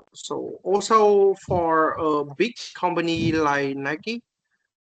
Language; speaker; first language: English; non-native, learner; Vietnamese